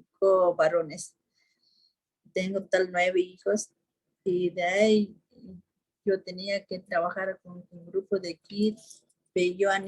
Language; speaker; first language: Spanish; non-native, local second language; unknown